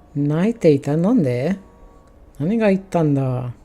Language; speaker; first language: Japanese; non-native, learner; English